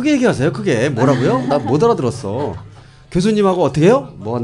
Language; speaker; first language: Korean; native; Korean